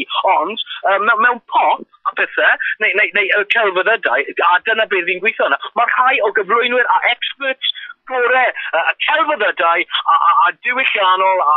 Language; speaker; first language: Welsh; non-native, local second language; English